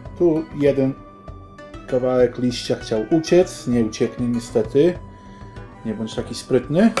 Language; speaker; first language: Polish; early bilingual, heritage; Polish